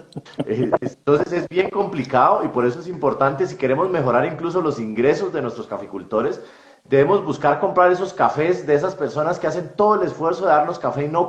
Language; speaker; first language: Spanish; native; Spanish